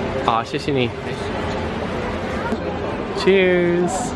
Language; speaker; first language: Chinese; non-native, learner; English